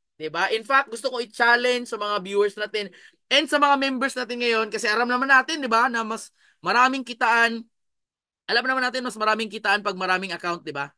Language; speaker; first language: Filipino; non-native, local second language; Cebuano